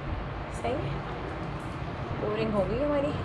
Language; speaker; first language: Hindi; native; Hindi